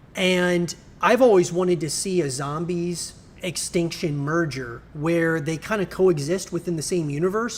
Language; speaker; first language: English; native; English